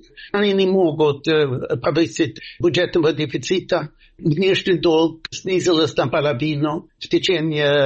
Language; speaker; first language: Russian; non-native, fluent; Swedish